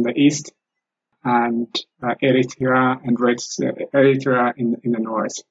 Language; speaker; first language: English; non-native, fluent; Amharic